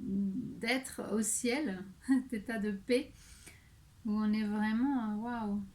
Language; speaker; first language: French; native; French